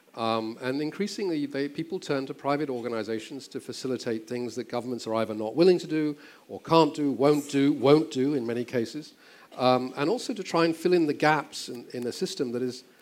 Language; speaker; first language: English; native; English